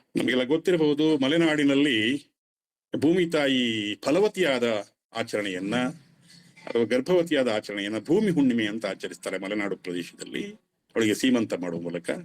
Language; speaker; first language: Kannada; non-native, local second language; Tulu